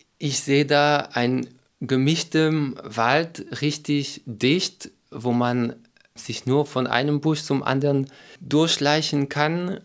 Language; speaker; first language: German; non-native, fluent; French